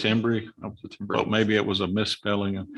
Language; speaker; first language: English; native; English